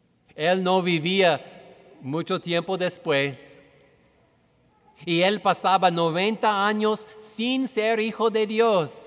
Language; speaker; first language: Spanish; non-native, fluent; English